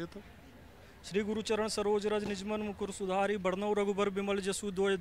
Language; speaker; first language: Hindi; native; Hindi